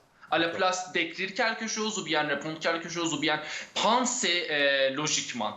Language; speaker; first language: French; non-native, fluent; Turkish